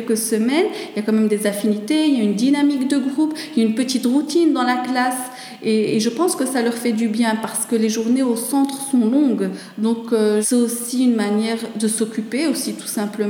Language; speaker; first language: French; native; French